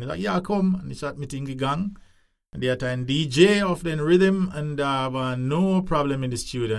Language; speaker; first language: German; non-native, fluent; English